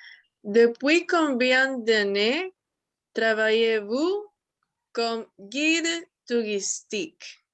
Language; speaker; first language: French; non-native, learner; Spanish